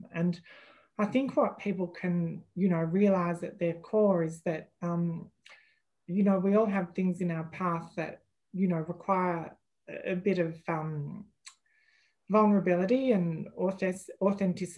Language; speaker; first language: English; native; English